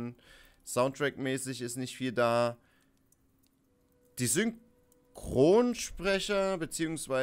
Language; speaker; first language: German; native; German